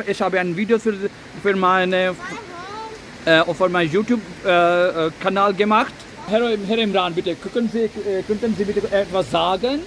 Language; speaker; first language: German; non-native, learner; Urdu